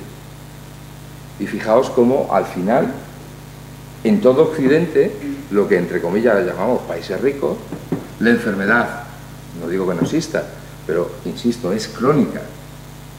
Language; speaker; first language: Spanish; native; Spanish